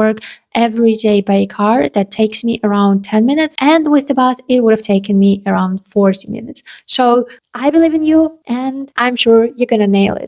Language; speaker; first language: English; non-native, fluent; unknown